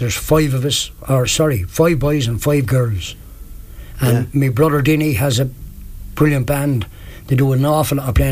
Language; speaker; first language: English; native; English